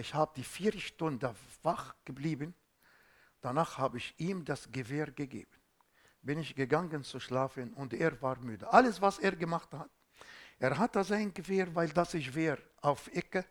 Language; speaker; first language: German; non-native, fluent; Arabic